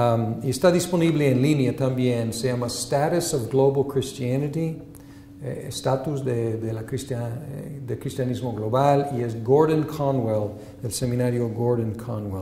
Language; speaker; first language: Spanish; non-native, fluent; English